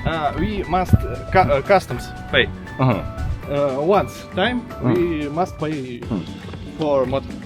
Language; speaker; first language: English; non-native, learner; Russian